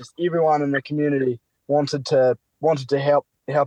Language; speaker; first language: English; native; English